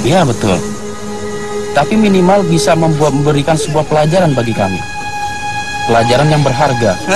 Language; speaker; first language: Indonesian; native; Indonesian